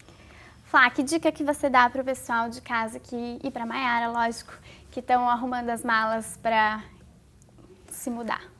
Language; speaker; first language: Portuguese; native; Portuguese